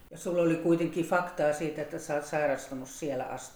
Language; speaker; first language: Finnish; native; Finnish